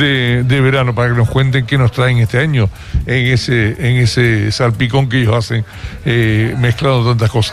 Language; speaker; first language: Spanish; native; Spanish